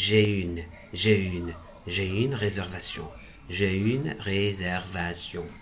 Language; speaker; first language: French; non-native, fluent; Arabic